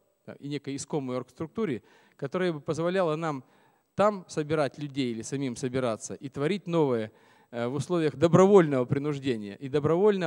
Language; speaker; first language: Russian; native; Russian